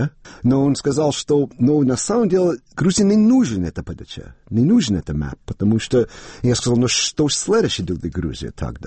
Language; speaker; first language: Russian; non-native, fluent; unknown